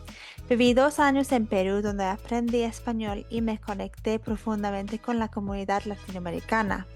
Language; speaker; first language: Spanish; non-native, fluent; English